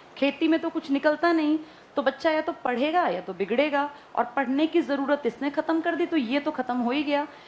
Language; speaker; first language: Hindi; native; Hindi